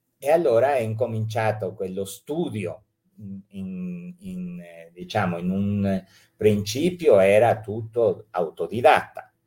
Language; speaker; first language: Italian; early bilingual, heritage; Italian